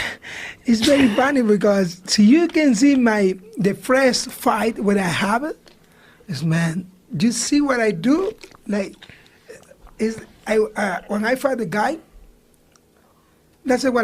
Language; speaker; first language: English; non-native, learner; Spanish